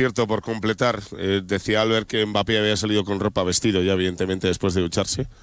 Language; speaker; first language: Spanish; native; Spanish